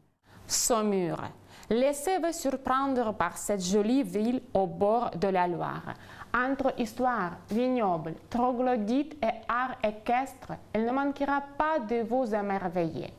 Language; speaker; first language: French; non-native, fluent; Ukrainian